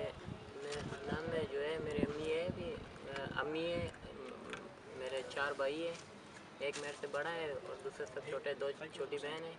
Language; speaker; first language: Hindi; non-native, fluent; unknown